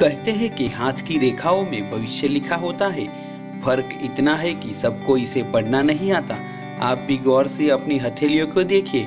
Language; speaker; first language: Hindi; native; Hindi